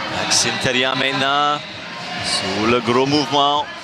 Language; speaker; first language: French; non-native, local second language; English